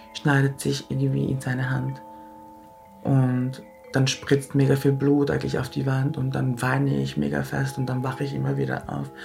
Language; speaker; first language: German; early bilingual, other home language; Japanese